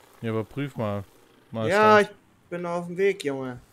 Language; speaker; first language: German; native; German